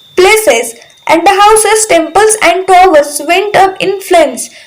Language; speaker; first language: English; non-native, local second language; Marathi